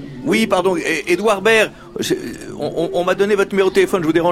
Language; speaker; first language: French; native; French